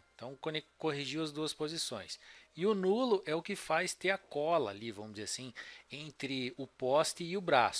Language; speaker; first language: Portuguese; native; Portuguese